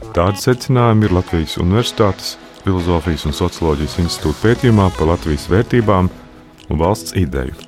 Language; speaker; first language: Latvian; native; Latvian